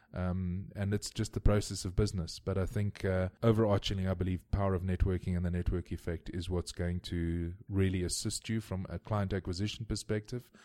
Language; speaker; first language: English; native; English